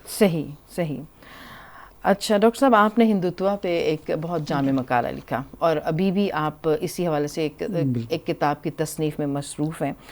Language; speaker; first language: Urdu; native; Urdu